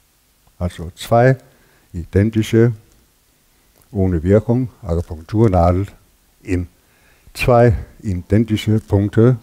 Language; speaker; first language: German; non-native, learner; Danish